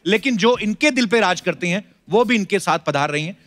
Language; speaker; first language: Hindi; native; Hindi